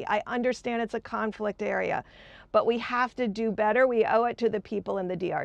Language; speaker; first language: English; native; English